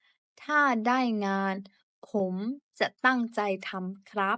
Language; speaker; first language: Thai; non-native, fluent; Burmese